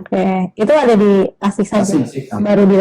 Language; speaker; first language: Indonesian; native; Indonesian